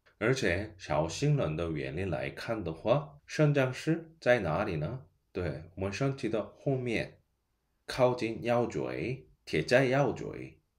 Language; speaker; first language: Chinese; non-native, fluent; Korean